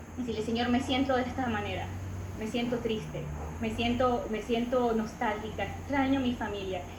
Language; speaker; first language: Spanish; native; Spanish